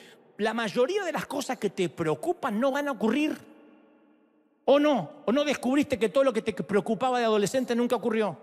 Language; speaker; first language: Spanish; native; Spanish